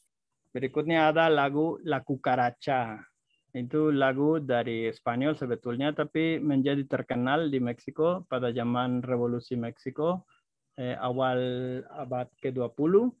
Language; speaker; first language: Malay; non-native, fluent; Spanish